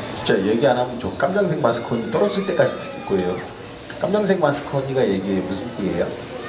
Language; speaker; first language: Korean; native; Korean